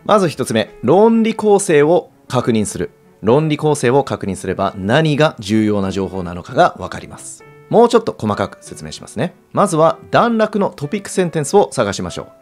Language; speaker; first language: Japanese; native; Japanese